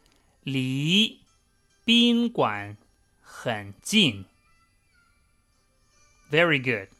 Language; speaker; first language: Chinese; non-native, fluent; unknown